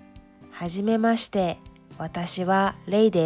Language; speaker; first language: Japanese; non-native, learner; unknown